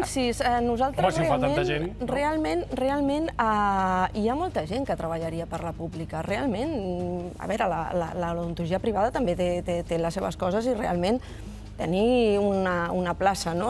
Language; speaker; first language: Catalan; native; Catalan